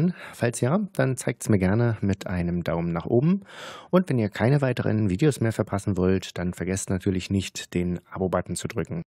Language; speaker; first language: German; native; German